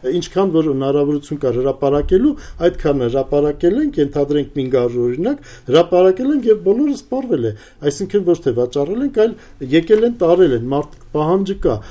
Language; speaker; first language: Armenian; native; Armenian